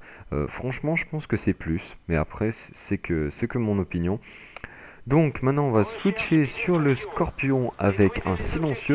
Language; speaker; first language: French; native; French